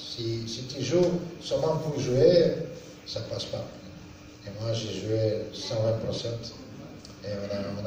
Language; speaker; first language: French; non-native, learner; Serbian